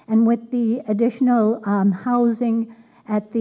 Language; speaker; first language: English; native; English